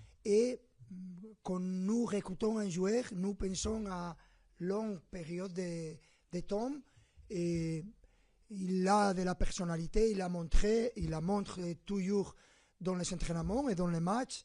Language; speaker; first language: French; non-native, fluent; Spanish